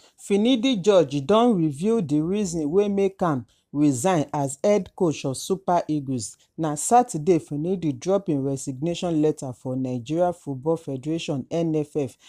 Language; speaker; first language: Nigerian Pidgin; non-native, local second language; Yoruba